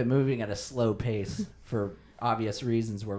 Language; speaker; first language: English; native; English